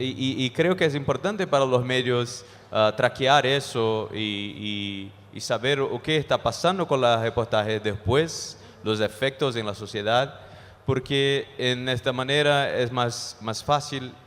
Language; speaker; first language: Spanish; non-native, fluent; Portuguese